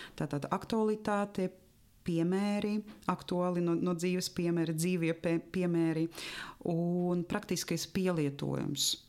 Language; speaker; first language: Latvian; non-native, local second language; Russian